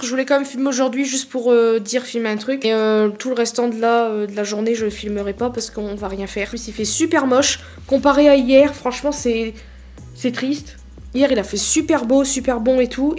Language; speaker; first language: French; native; French